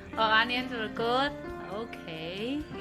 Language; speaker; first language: English; non-native, learner; Chinese